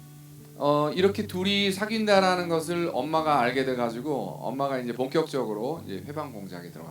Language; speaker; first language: Korean; native; Korean